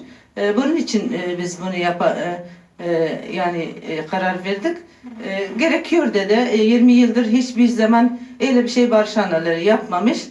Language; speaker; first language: Turkish; non-native, local second language; Kurdish